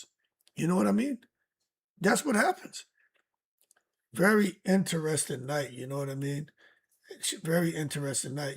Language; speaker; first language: English; native; English